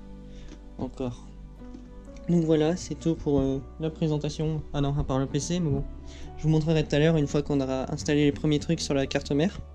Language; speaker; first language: French; native; French